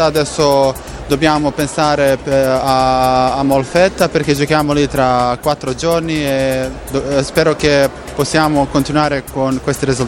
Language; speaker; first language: Italian; non-native, fluent; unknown